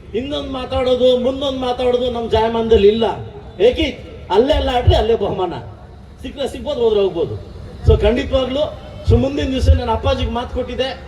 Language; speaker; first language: Kannada; native; Kannada